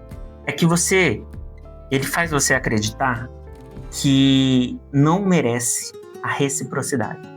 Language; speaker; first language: Portuguese; native; Portuguese